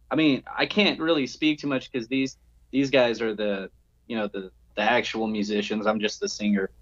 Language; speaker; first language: English; native; English